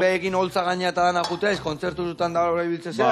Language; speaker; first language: Basque; native; Basque